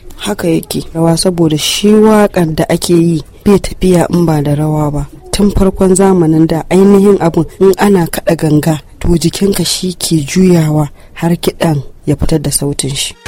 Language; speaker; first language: Hausa; non-native, local second language; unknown